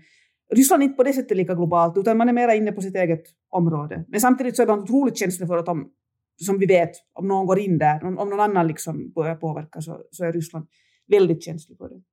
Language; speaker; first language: Swedish; native; Swedish